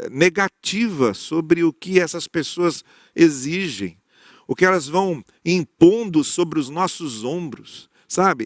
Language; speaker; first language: Portuguese; native; Portuguese